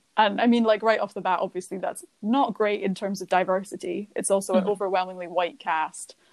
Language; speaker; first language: English; native; English